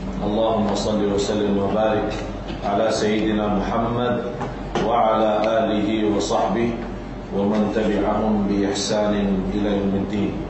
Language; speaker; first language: Malay; non-native, fluent; Arabic